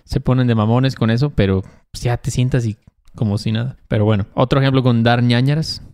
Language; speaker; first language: Spanish; native; Spanish